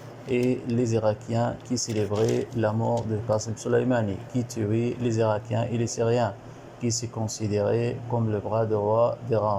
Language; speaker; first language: French; non-native, learner; Arabic